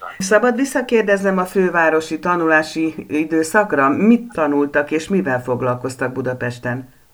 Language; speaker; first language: Hungarian; native; Hungarian